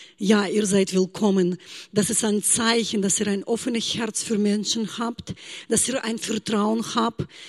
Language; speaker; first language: German; non-native, fluent; Russian